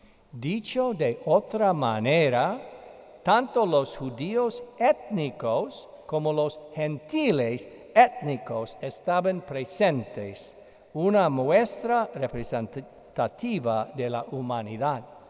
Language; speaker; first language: Spanish; non-native, fluent; English